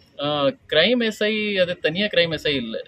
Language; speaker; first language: Tamil; non-native, fluent; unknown